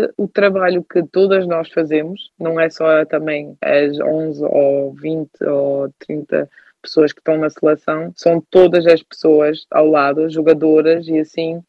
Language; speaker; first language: Portuguese; early bilingual, heritage; German